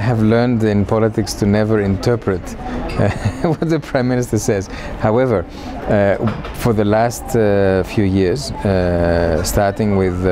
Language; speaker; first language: English; non-native, fluent; Greek